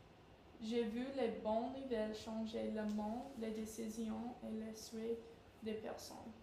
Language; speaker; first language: French; non-native, learner; English